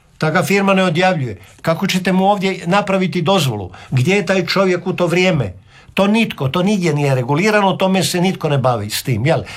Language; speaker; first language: Serbian; native; Serbian